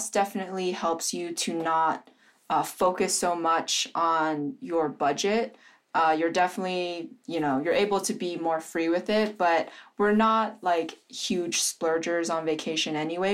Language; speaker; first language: English; native; English